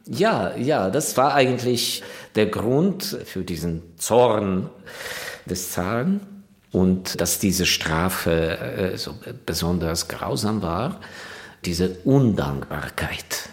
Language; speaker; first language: German; non-native, fluent; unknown